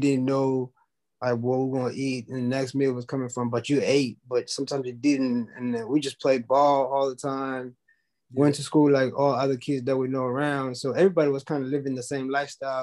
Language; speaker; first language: English; non-native, local second language; Zulu